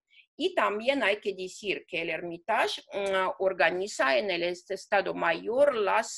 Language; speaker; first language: Spanish; non-native, fluent; Russian